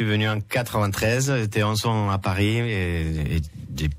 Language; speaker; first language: French; non-native, fluent; Catalan